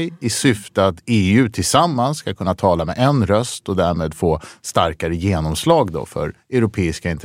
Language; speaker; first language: Swedish; native; Swedish